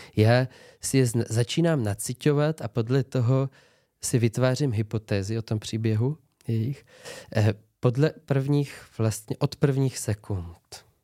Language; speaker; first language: Czech; native; Czech